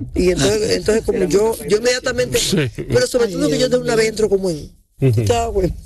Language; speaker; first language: Spanish; native; Spanish